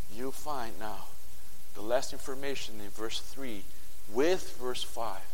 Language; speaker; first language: English; non-native, fluent; Portuguese